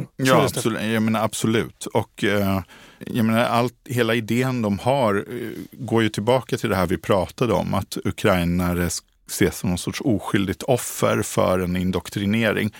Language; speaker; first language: Swedish; native; Swedish